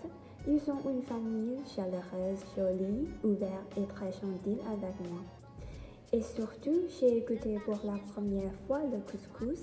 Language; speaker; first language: French; non-native, learner; Thai